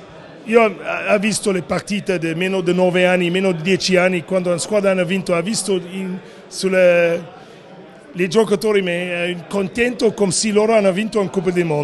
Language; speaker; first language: Italian; non-native, learner; English